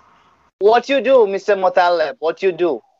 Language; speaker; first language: English; non-native, fluent; Bangla